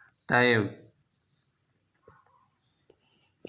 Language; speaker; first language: Arabic; non-native, fluent; Indonesian